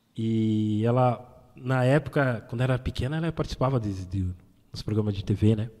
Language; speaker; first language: Portuguese; native; Portuguese